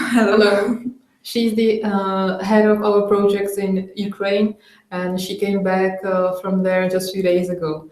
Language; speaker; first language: English; non-native, fluent; Czech